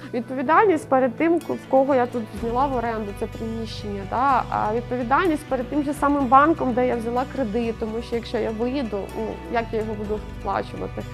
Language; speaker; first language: Ukrainian; native; Ukrainian